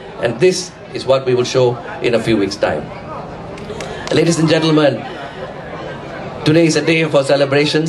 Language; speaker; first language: English; non-native, local second language; Tamil